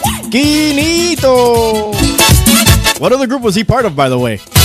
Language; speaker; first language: English; native; English